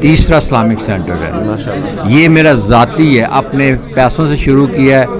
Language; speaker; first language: Urdu; non-native, local second language; Punjabi